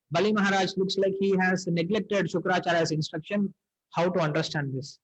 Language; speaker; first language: English; non-native, local second language; Tamil